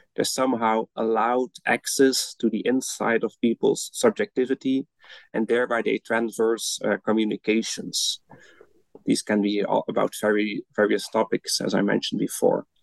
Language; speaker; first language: English; non-native, fluent; Dutch